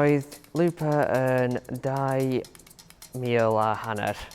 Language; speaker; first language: Welsh; non-native, local second language; English